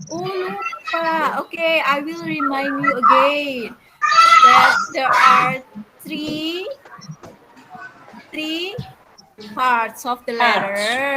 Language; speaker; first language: English; non-native, fluent; Indonesian